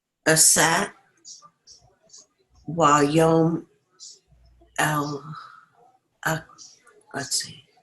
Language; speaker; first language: Arabic; non-native, learner; English